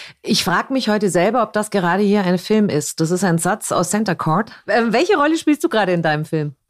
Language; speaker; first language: German; native; German